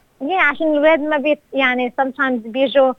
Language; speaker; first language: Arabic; early bilingual, heritage; Arabic